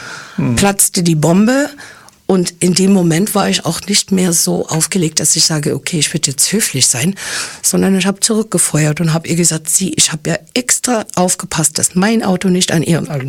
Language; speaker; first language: German; early bilingual, other home language; English